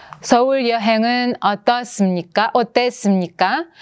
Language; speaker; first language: Korean; non-native, fluent; Russian